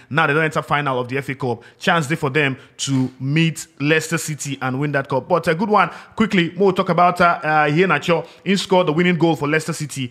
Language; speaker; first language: Nigerian Pidgin; non-native, local second language; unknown